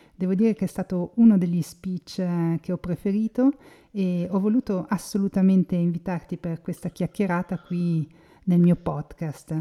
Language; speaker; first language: Italian; native; Italian